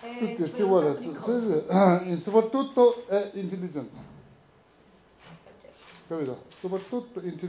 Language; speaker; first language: Italian; non-native, learner; Tibetan